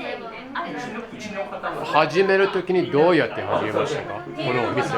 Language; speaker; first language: Japanese; non-native, learner; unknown